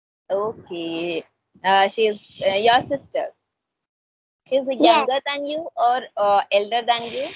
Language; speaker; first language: English; non-native, local second language; Hindi